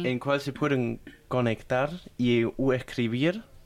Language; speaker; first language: Spanish; non-native, fluent; German